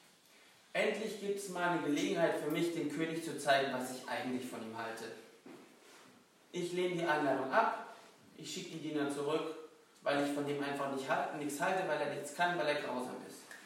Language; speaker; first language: German; native; German